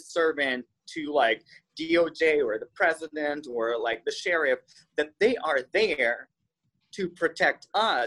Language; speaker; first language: English; non-native, fluent; Russian